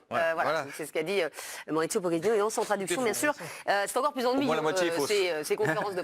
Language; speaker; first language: French; native; French